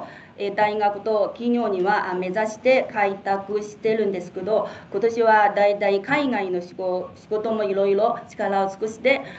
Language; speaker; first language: Japanese; non-native, fluent; Chinese